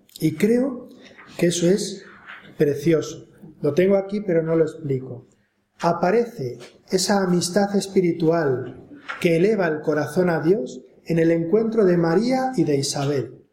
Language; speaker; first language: Spanish; native; Spanish